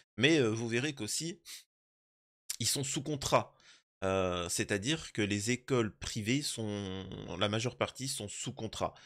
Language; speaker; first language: French; native; French